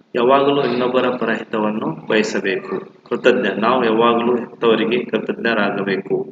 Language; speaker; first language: Kannada; native; Kannada